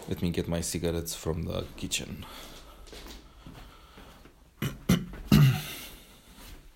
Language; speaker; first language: English; non-native, fluent; Romanian